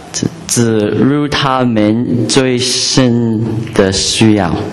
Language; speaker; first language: Chinese; non-native, learner; English